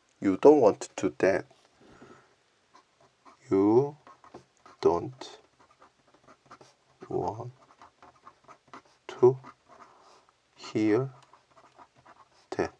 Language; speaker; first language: English; non-native, learner; Korean